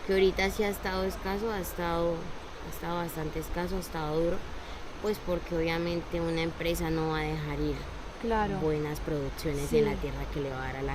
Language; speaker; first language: Spanish; native; Spanish